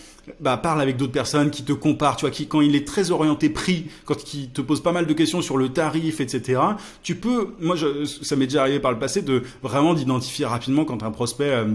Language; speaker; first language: French; native; French